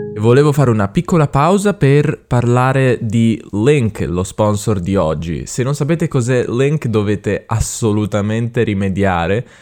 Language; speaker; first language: Italian; native; Italian